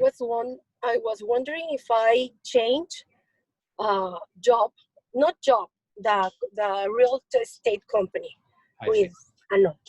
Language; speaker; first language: English; non-native, learner; Spanish